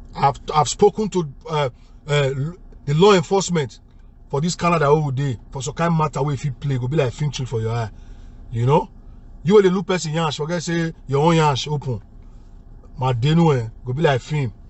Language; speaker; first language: English; non-native, local second language; Bini